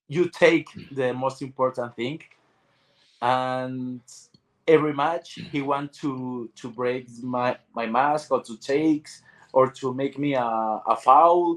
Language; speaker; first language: English; non-native, learner; Spanish